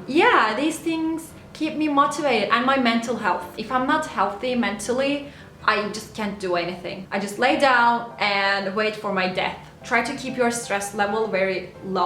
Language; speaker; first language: English; non-native, fluent; Turkish